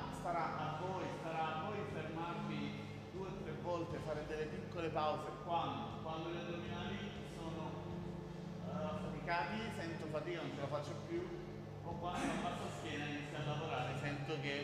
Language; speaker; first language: Italian; native; Italian